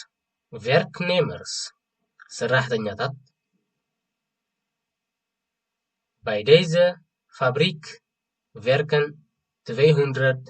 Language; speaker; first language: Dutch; non-native, fluent; Tigrinya